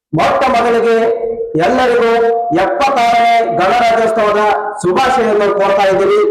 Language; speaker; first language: Kannada; non-native, local second language; Lambadi